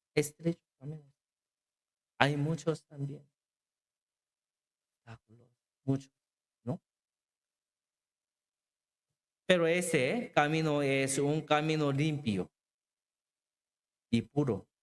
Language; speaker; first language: Spanish; non-native, learner; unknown